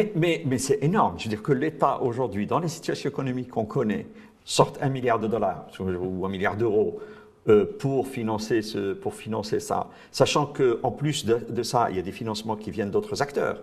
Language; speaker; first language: French; non-native, local second language; Arabic